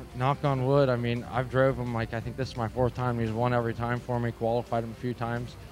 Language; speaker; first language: English; native; English